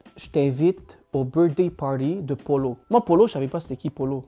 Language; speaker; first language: French; native; French